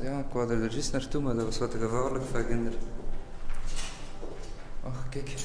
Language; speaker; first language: Dutch; native; Dutch